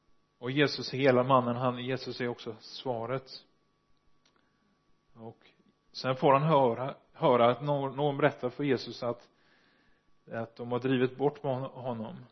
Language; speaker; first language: Swedish; non-native, fluent; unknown